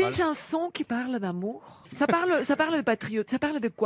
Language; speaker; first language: French; native; French